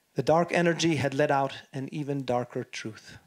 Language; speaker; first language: English; early bilingual, other home language; Hebrew